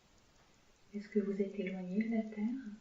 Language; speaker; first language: French; native; French